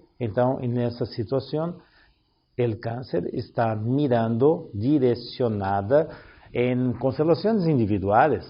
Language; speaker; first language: Spanish; non-native, learner; Portuguese